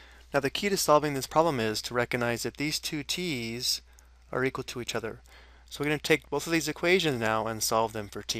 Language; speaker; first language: English; native; English